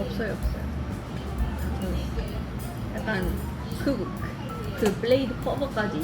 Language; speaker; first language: Korean; non-native, fluent; Swedish